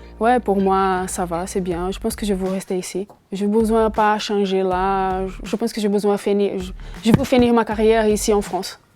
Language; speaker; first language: French; non-native, fluent; Portuguese